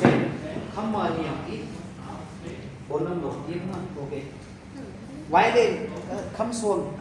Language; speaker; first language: Vietnamese; non-native, learner; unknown